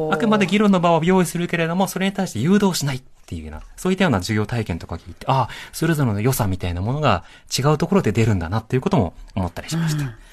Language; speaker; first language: Japanese; native; Japanese